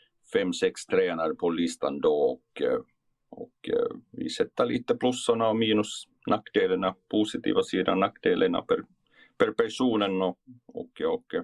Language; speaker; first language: Swedish; non-native, fluent; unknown